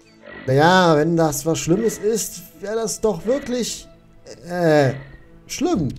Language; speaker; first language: German; native; German